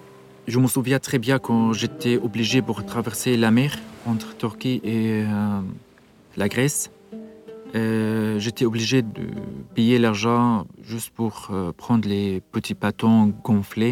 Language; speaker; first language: French; non-native, learner; Arabic